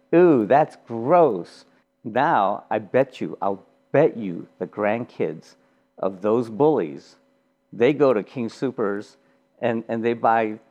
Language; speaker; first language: English; early bilingual, other home language; Japanese